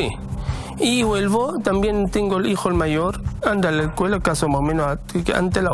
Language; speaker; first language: Spanish; non-native, learner; Arabic